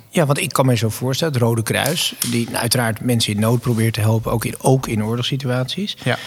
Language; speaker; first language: Dutch; native; Dutch